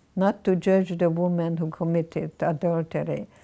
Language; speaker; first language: English; non-native, fluent; Hungarian